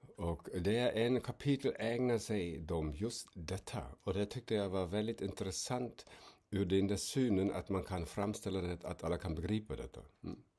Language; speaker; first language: Swedish; non-native, fluent; German